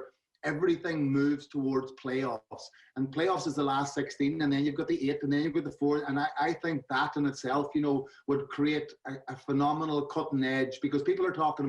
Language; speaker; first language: English; native; English